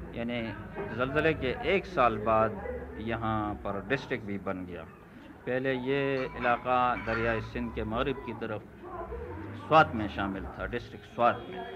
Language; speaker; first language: Urdu; non-native, local second language; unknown